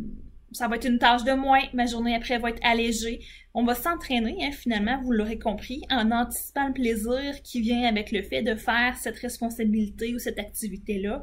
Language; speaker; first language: French; native; French